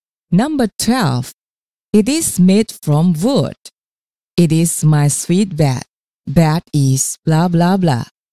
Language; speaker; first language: English; non-native, fluent; Indonesian